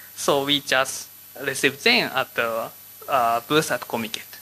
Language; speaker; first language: English; non-native, learner; Japanese